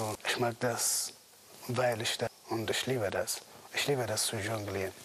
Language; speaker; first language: German; non-native, fluent; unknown